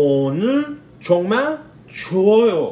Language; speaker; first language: Korean; non-native, learner; English